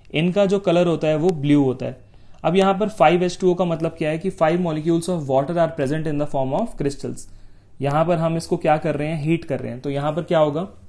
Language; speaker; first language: Hindi; native; Hindi